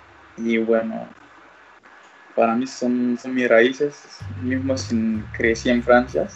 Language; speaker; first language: Spanish; early bilingual, other home language; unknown